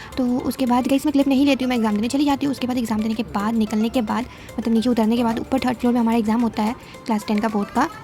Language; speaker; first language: Hindi; native; Hindi